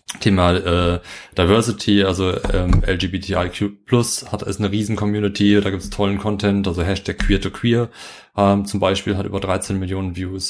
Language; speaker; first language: German; native; German